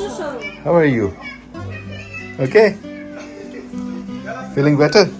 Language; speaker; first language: English; non-native, fluent; Urdu